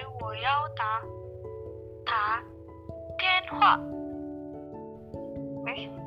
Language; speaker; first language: Chinese; non-native, learner; Indonesian